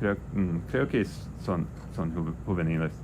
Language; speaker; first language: Spanish; non-native, learner; English